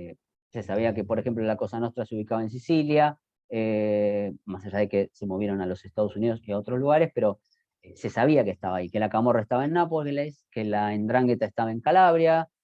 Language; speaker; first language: Spanish; native; Spanish